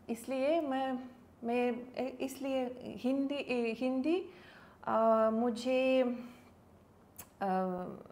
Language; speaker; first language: Hindi; non-native, learner; Lithuanian